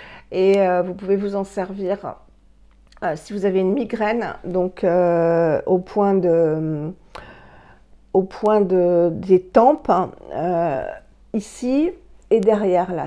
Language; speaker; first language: French; native; French